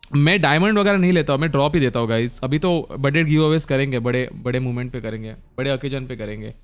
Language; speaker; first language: Hindi; non-native, local second language; Marathi